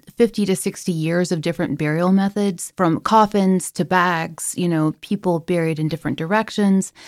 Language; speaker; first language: English; native; English